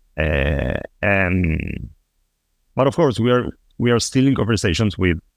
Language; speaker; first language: English; non-native, fluent; Spanish